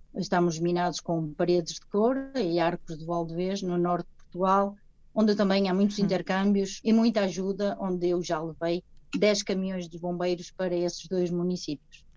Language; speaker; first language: Portuguese; native; Portuguese